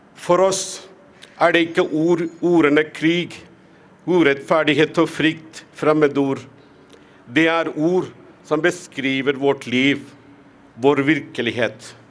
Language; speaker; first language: Norwegian; non-native, fluent; Tamil